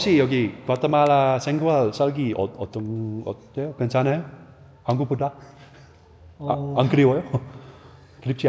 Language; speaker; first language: Korean; non-native, fluent; Dutch